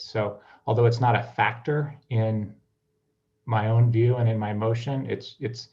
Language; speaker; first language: English; native; English